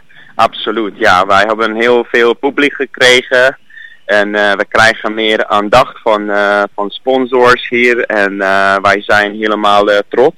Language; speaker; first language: Dutch; non-native, learner; Hungarian